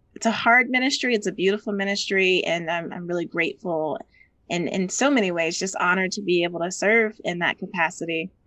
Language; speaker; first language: English; native; English